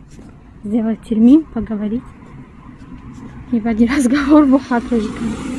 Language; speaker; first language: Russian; non-native, local second language; Tajik